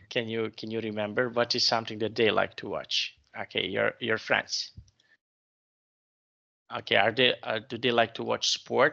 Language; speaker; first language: English; non-native, fluent; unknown